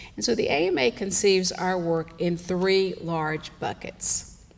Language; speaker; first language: English; native; English